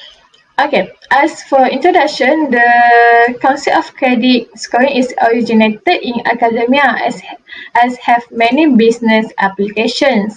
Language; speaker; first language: English; non-native, local second language; Malay